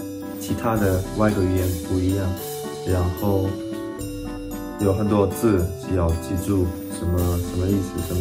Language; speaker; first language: Chinese; non-native, fluent; Russian